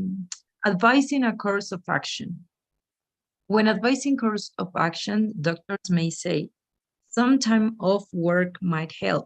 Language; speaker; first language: English; non-native, fluent; Spanish